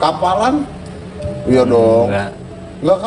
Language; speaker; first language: Indonesian; native; Indonesian